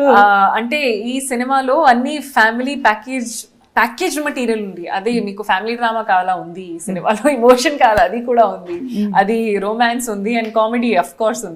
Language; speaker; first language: Telugu; non-native, learner; Hindi